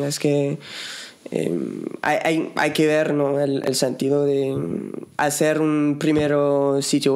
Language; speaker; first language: Spanish; non-native, fluent; French